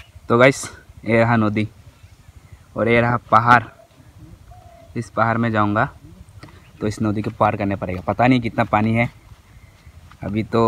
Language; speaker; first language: Hindi; non-native, local second language; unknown